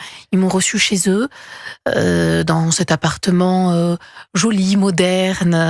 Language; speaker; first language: French; native; French